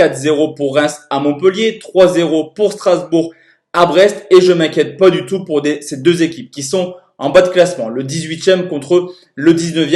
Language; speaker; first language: French; native; French